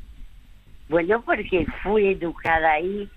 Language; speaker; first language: Spanish; early bilingual, other home language; French